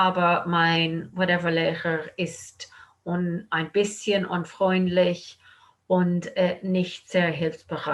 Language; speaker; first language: German; non-native, fluent; English